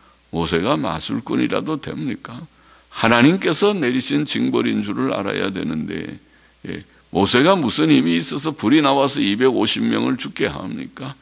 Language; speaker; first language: Korean; native; Korean